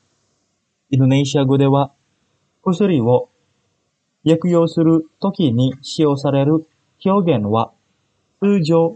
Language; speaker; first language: Japanese; non-native, fluent; Indonesian